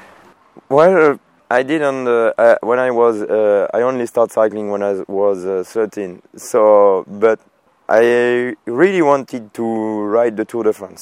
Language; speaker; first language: English; non-native, fluent; French